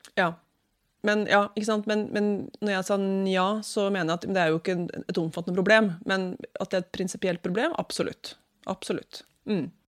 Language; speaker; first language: Norwegian; native; Norwegian